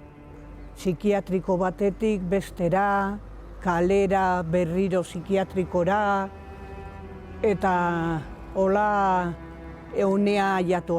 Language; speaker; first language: Basque; non-native, local second language; Spanish